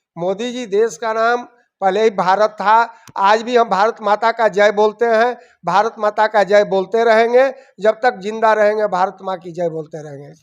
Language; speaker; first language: Hindi; native; Hindi